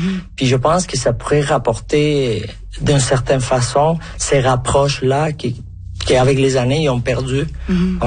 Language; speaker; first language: French; non-native, fluent; Spanish